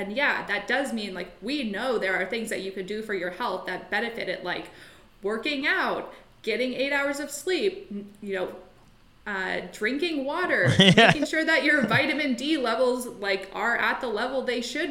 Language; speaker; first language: English; native; English